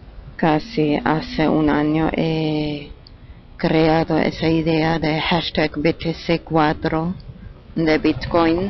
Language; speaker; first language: Spanish; non-native, fluent; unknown